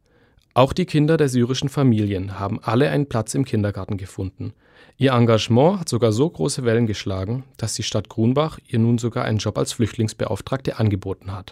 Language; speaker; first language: German; native; German